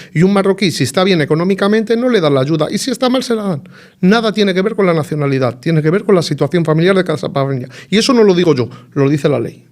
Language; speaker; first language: Spanish; early bilingual, other home language; Arabic